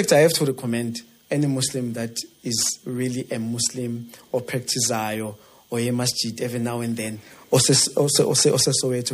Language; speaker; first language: English; non-native, local second language; Zulu